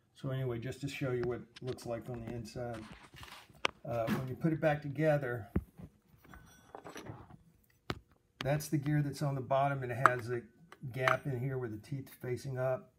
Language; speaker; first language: English; native; English